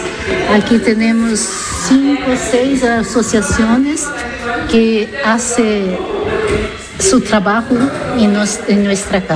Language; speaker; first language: Spanish; non-native, learner; Italian